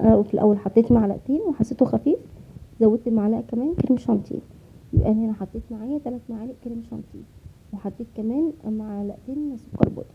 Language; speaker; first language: Arabic; native; Arabic